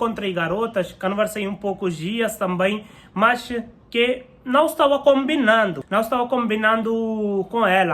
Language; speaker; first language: Portuguese; non-native, learner; Hindi